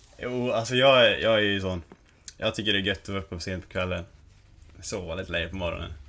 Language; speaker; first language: Swedish; early bilingual, other home language; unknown